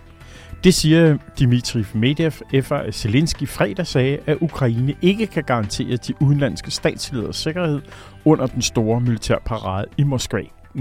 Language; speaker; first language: Danish; native; Danish